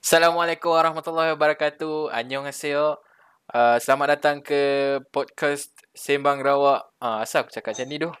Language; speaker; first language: Malay; native; Malay